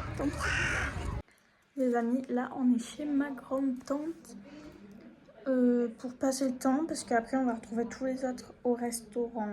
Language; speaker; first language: French; native; French